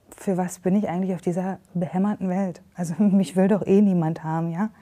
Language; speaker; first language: German; native; German